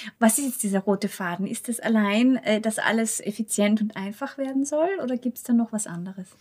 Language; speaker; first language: German; native; German